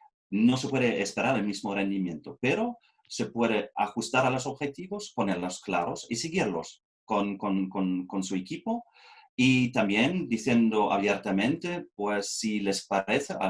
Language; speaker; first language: Spanish; non-native, fluent; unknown